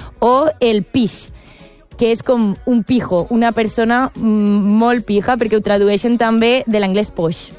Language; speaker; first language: Catalan; native; Catalan